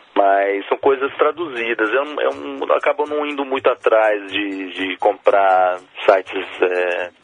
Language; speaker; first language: Portuguese; native; Portuguese